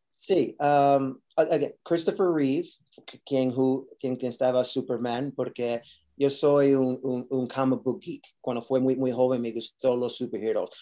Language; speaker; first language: Spanish; early bilingual, heritage; Spanish